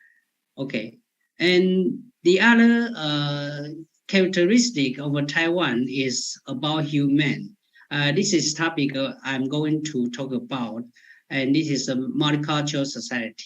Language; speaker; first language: English; non-native, fluent; Chinese